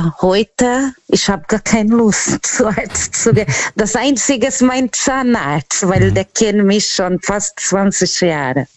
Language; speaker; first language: German; non-native, learner; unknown